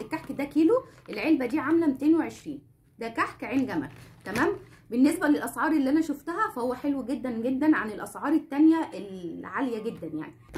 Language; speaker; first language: Arabic; native; Arabic